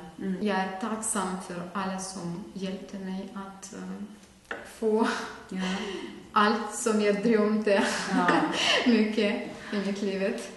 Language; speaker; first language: Swedish; non-native, fluent; Ukrainian